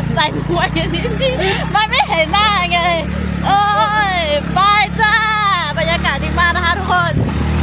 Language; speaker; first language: Thai; non-native, local second language; Lahu